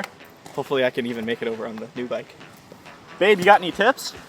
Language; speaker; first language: English; native; English